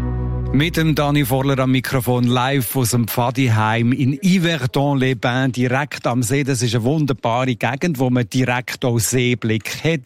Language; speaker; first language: German; native; German